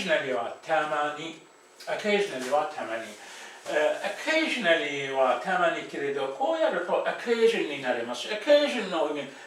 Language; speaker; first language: Japanese; non-native, fluent; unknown